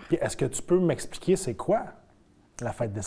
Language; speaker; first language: French; native; French